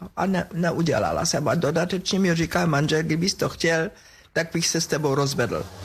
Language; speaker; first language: Czech; non-native, fluent; German